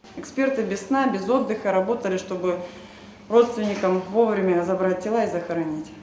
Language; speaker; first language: Russian; native; Russian